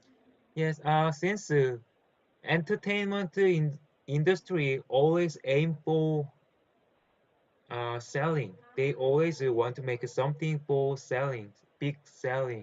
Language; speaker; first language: English; non-native, learner; Korean